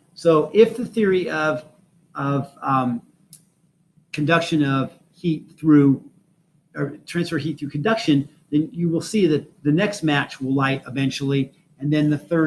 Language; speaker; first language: English; native; English